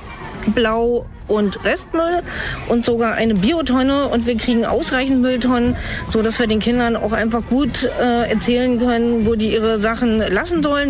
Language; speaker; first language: German; native; German